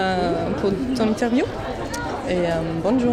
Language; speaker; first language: French; non-native, learner; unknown